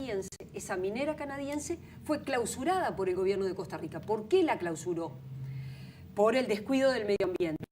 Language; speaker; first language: Spanish; native; Spanish